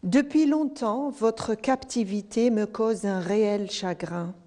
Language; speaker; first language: French; non-native, local second language; Arabic